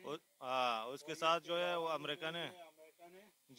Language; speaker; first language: Hindi; non-native, local second language; Pashto